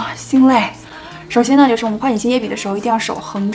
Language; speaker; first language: Chinese; native; Chinese